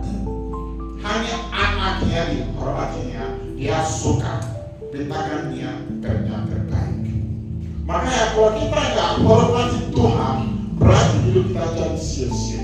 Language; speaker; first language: Indonesian; non-native, fluent; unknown